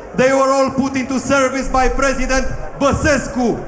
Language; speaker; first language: English; non-native, fluent; Romanian